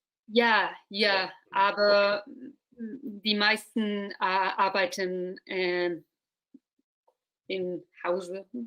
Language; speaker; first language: German; non-native, learner; English